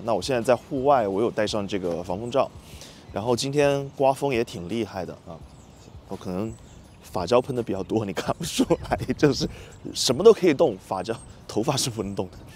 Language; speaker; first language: Chinese; native; Chinese